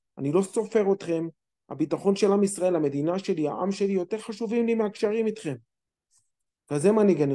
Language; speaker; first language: Hebrew; native; Hebrew